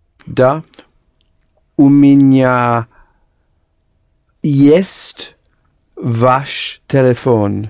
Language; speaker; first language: Russian; non-native, learner; English